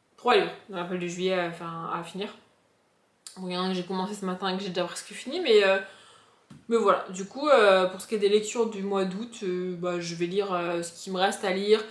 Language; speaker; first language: French; native; French